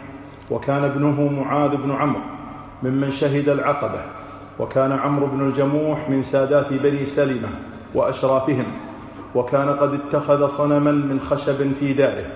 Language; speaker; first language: Arabic; native; Arabic